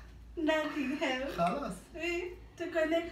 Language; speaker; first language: French; non-native, learner; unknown